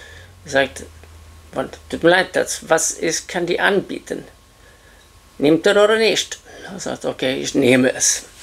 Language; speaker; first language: German; non-native, fluent; Swedish